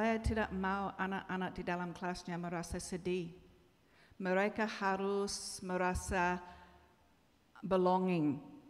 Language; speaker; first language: Indonesian; non-native, learner; English